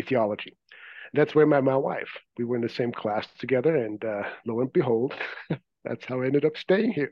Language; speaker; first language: English; non-native, fluent; Swiss German